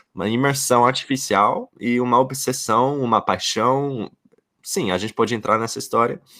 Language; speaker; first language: Portuguese; non-native, fluent; English